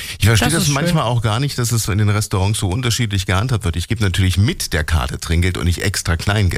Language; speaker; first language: German; native; German